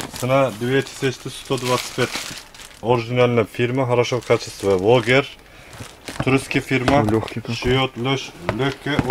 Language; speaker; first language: Russian; non-native, learner; Turkish